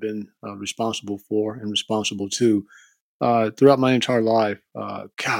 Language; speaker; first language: English; native; English